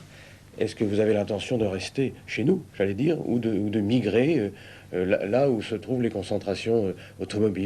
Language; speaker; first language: French; native; French